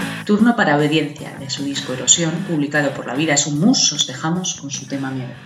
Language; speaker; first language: Spanish; native; Spanish